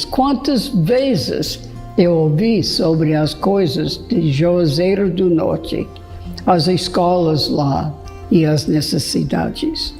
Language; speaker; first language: Portuguese; non-native, fluent; English